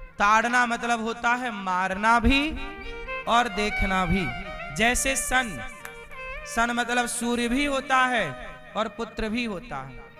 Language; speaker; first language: Hindi; native; Hindi